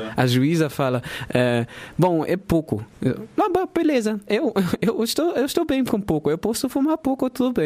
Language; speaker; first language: Portuguese; non-native, fluent; German